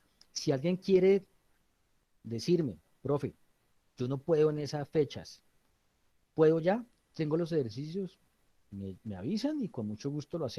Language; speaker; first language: Spanish; native; Spanish